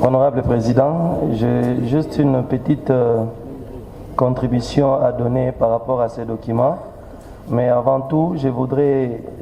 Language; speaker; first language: French; non-native, local second language; Lingala